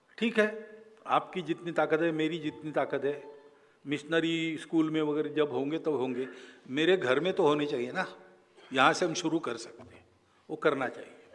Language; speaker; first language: Hindi; non-native, local second language; Marathi